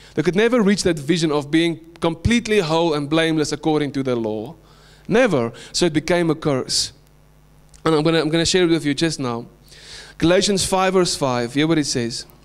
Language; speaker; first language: English; non-native, local second language; Afrikaans